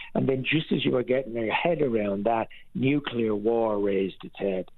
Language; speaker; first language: English; native; English